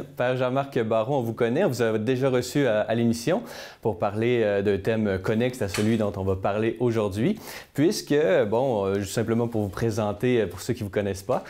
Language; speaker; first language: French; native; French